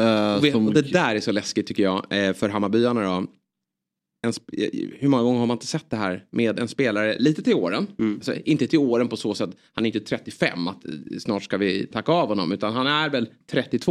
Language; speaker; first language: Swedish; native; Swedish